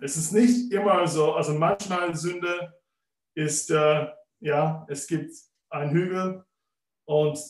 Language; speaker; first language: German; non-native, fluent; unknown